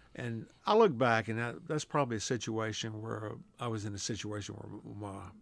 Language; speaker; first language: English; native; English